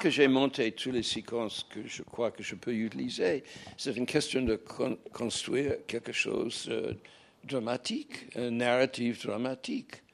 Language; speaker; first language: French; non-native, fluent; English